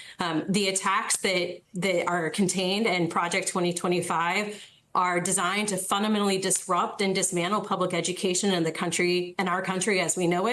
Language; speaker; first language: English; native; English